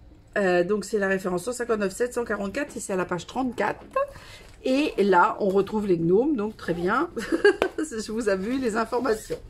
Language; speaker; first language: French; native; French